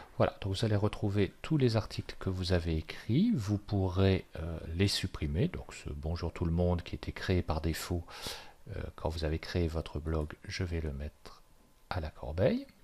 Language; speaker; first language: French; native; French